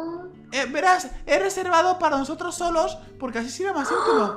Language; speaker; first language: Spanish; native; Spanish